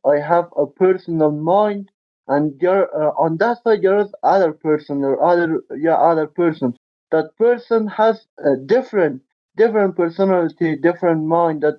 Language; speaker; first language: English; non-native, learner; Persian